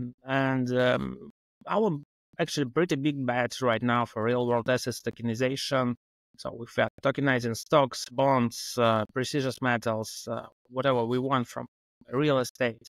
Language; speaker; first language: English; non-native, fluent; Russian